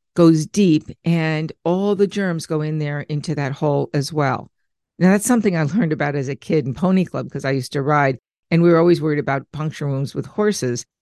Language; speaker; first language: English; native; English